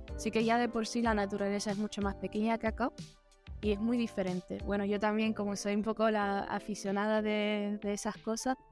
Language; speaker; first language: Spanish; early bilingual, heritage; Spanish